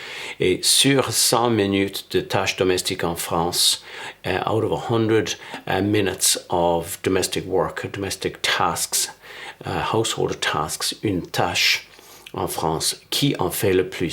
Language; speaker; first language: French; non-native, fluent; English